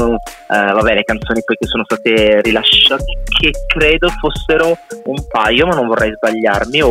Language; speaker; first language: Italian; native; Italian